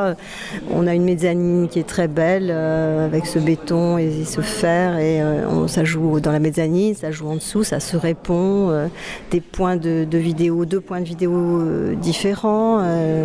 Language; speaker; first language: French; native; French